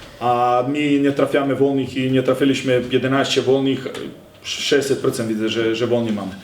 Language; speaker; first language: Polish; non-native, learner; Serbian